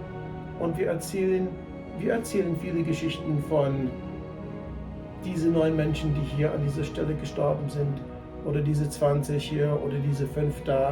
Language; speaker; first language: German; non-native, fluent; English